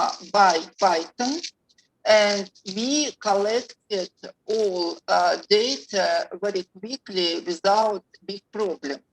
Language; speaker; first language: English; non-native, learner; Russian